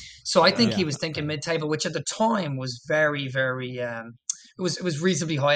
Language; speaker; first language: English; native; English